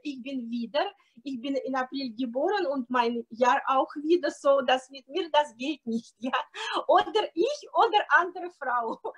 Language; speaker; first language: German; non-native, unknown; Russian